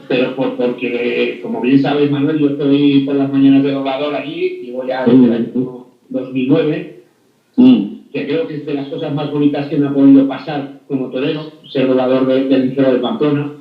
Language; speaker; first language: Spanish; native; Spanish